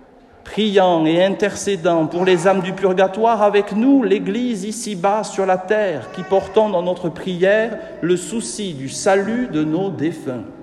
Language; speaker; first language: French; native; French